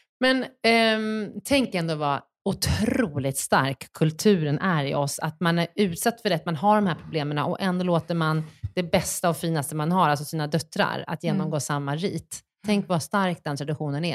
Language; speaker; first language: Swedish; native; Swedish